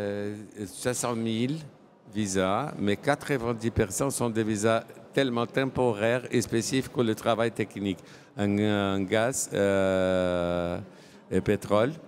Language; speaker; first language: French; non-native, fluent; Portuguese